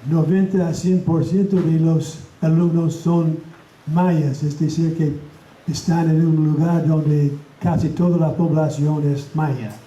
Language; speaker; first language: Spanish; non-native, fluent; English